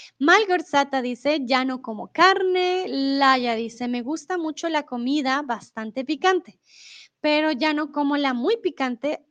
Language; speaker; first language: Spanish; native; Spanish